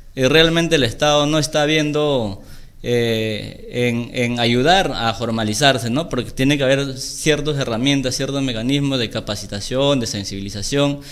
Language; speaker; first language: Spanish; native; Spanish